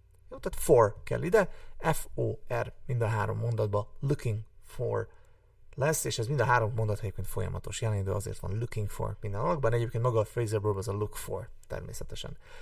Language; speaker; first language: Hungarian; native; Hungarian